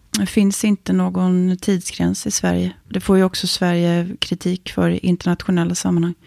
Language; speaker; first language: Swedish; native; Swedish